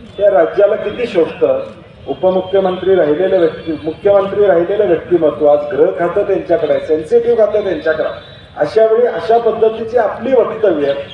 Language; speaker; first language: Marathi; native; Marathi